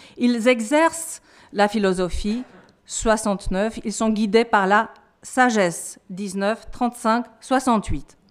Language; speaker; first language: French; non-native, fluent; Romanian